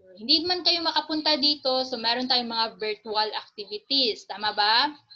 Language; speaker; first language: Filipino; native; Filipino